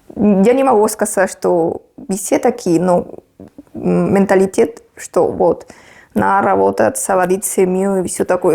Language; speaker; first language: Russian; non-native, fluent; Spanish